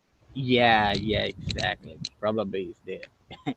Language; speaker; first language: English; non-native, fluent; Portuguese